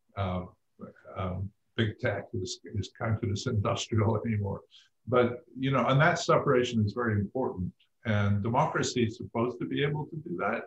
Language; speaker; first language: English; native; English